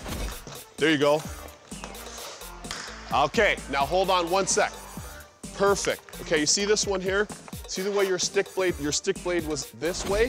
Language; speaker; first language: English; native; English